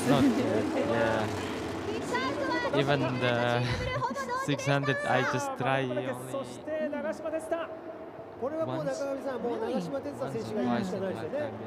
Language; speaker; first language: English; non-native, fluent; Japanese